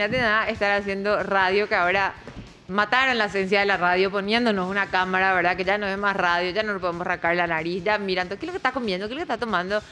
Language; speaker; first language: Spanish; native; Spanish